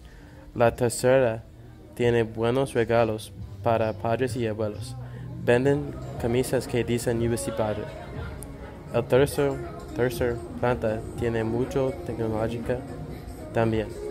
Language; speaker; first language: Spanish; non-native, learner; English